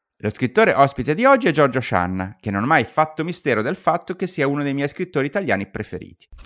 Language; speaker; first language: Italian; native; Italian